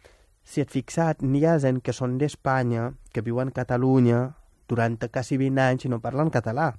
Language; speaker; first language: Catalan; non-native, fluent; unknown